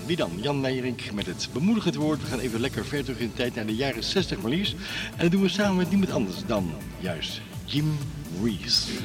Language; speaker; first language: Dutch; native; Dutch